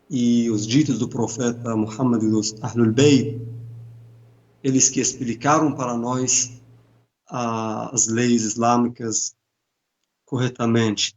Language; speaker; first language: Portuguese; non-native, fluent; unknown